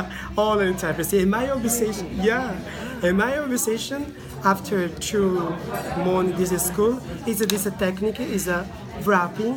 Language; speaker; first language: English; non-native, learner; Italian